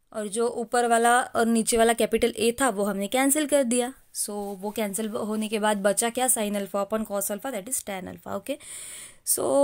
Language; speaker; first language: Hindi; non-native, local second language; Marathi